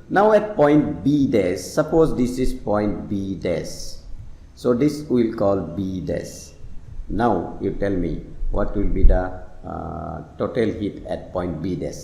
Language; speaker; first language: English; non-native, local second language; Assamese